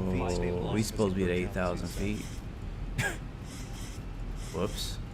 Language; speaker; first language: English; native; English